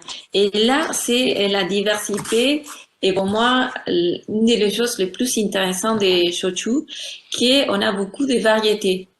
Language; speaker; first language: French; non-native, fluent; Spanish